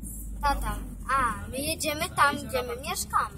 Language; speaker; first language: Polish; native; Polish